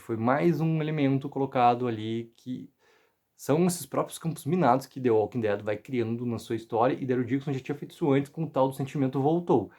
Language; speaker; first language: Portuguese; native; Portuguese